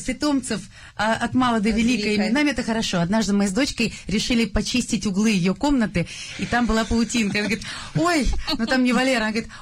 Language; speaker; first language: Russian; native; Russian